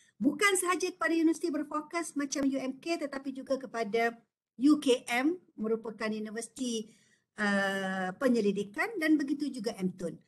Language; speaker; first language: Malay; native; Malay